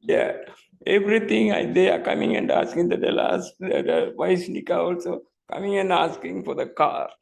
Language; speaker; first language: English; non-native, learner; Tamil